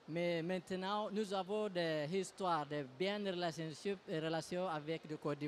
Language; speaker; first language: French; non-native, learner; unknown